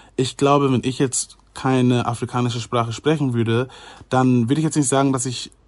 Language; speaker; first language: German; native; German